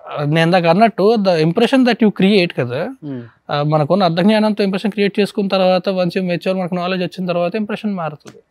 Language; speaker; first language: Telugu; native; Telugu